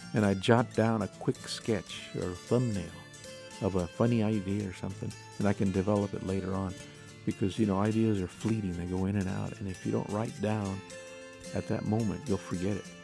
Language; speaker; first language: English; native; English